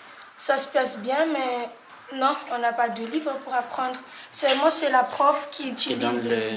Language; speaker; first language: French; non-native, learner; Malagasy